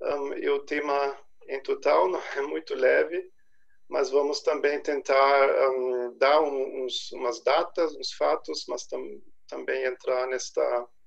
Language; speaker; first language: Portuguese; non-native, fluent; German